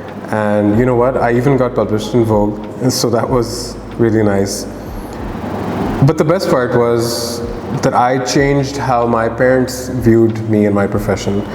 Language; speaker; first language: English; non-native, local second language; Urdu